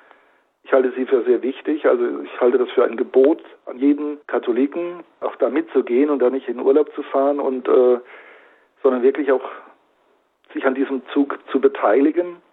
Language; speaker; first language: German; native; German